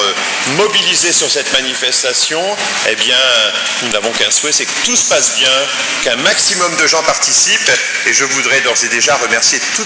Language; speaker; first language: French; native; French